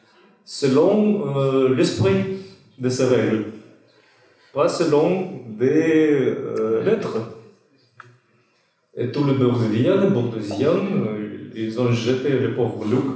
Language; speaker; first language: French; non-native, fluent; Russian